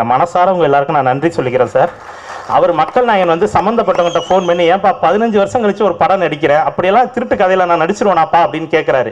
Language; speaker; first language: Tamil; native; Tamil